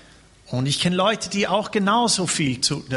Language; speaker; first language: German; non-native, fluent; English